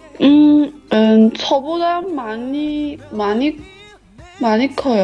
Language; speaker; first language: Korean; non-native, learner; Chinese